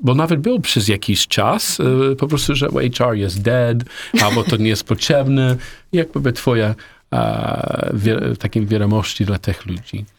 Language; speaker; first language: Polish; non-native, learner; English